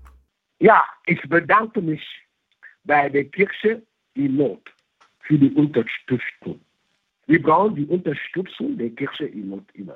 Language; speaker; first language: German; non-native, fluent; French